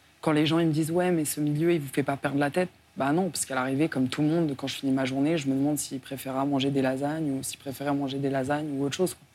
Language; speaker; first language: French; native; French